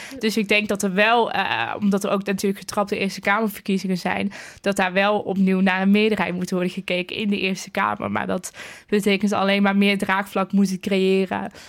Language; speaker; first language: Dutch; native; Dutch